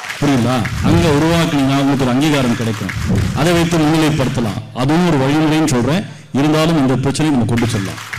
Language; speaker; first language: Tamil; native; Tamil